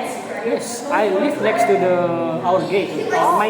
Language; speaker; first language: English; non-native, learner; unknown